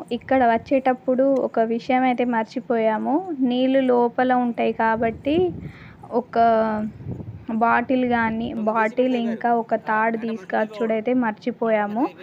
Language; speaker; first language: Telugu; native; Telugu